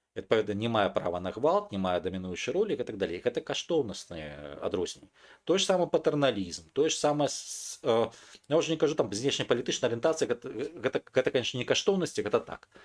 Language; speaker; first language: Belarusian; non-native, local second language; Russian